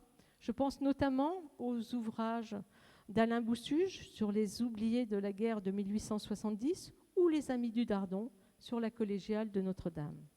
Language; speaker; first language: French; native; French